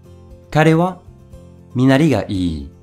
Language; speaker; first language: Japanese; non-native, fluent; French